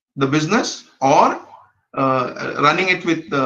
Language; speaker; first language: English; non-native, local second language; Konkani